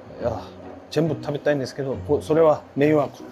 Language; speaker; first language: Japanese; non-native, learner; Korean